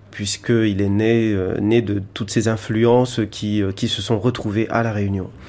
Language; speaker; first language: French; native; French